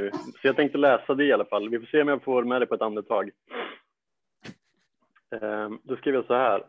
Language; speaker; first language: Swedish; native; Swedish